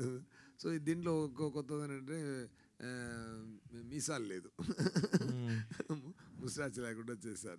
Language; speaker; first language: Telugu; non-native, fluent; Tamil